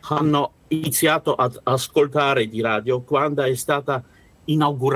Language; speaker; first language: Italian; non-native, learner; Russian